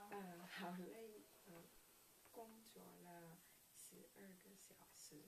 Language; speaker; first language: Chinese; early bilingual, heritage; Chinese